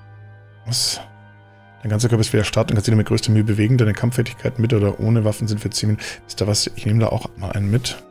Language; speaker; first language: German; native; German